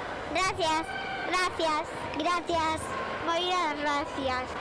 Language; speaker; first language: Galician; non-native, local second language; Spanish